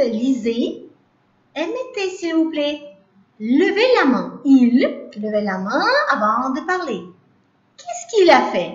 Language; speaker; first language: French; non-native, learner; Uzbek